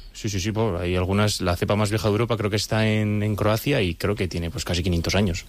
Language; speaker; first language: Spanish; native; Spanish